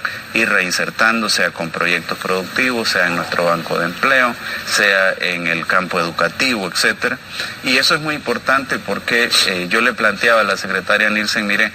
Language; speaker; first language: Spanish; native; Spanish